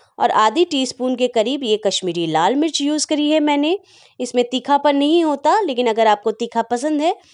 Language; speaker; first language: Hindi; native; Hindi